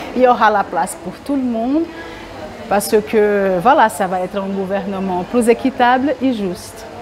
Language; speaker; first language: French; non-native, fluent; Portuguese